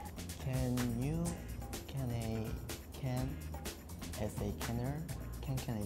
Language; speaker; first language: English; non-native, learner; Korean